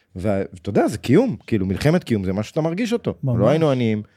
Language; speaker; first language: Hebrew; native; Hebrew